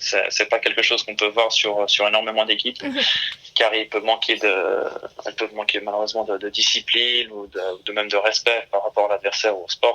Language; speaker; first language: French; early bilingual, other home language; Portuguese